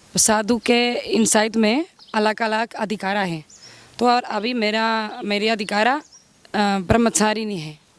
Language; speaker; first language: Hindi; non-native, learner; Spanish